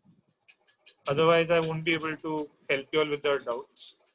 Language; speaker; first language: English; non-native, local second language; Hindi